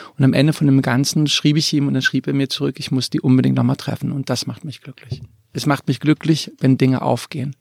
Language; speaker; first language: German; early bilingual, other home language; Croatian